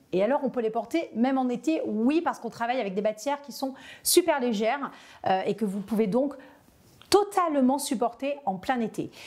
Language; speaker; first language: French; native; French